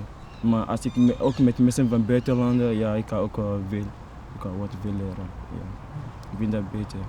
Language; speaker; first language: Dutch; non-native, learner; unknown